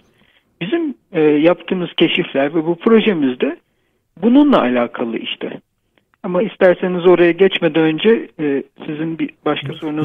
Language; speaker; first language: Turkish; native; Turkish